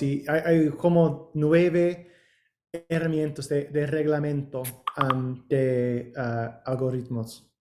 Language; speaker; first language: Spanish; non-native, learner; English